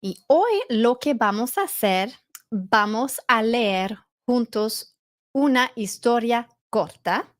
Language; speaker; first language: Spanish; non-native, learner; English